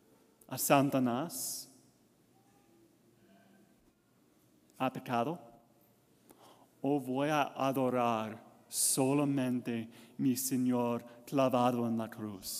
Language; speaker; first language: Spanish; non-native, learner; English